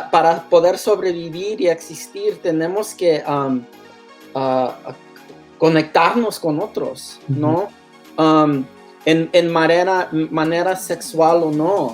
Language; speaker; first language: Spanish; early bilingual, heritage; Spanish